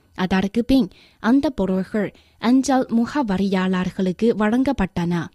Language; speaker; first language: Tamil; non-native, fluent; Chinese